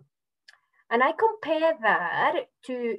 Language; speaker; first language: English; non-native, fluent; Spanish